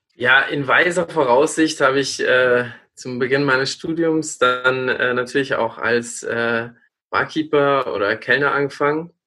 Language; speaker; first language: German; native; German